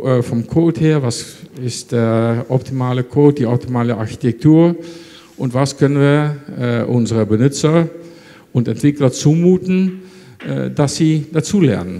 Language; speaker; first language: German; non-native, fluent; Dutch